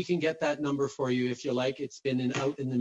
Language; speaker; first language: English; native; English